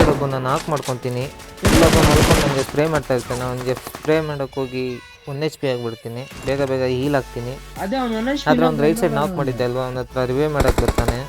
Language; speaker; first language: Kannada; native; Kannada